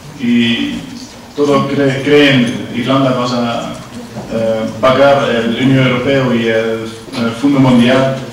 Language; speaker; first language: Spanish; non-native, learner; Dutch